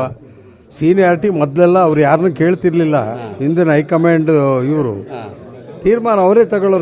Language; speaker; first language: Kannada; native; Kannada